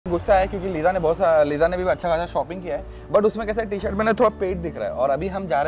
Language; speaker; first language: Hindi; native; Hindi